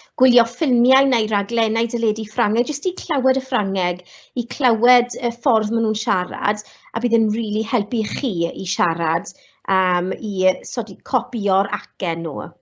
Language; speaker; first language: Welsh; non-native, local second language; English